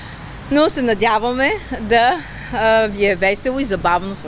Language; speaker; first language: Bulgarian; native; Bulgarian